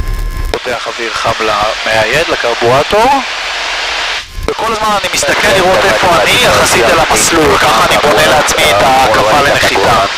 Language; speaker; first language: Hebrew; native; Hebrew